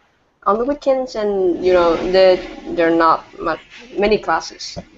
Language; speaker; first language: English; non-native, fluent; Vietnamese